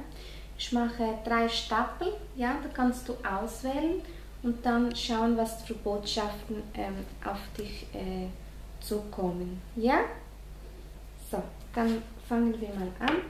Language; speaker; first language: German; non-native, fluent; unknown